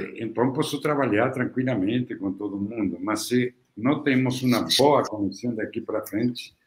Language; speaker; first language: Portuguese; non-native, fluent; Italian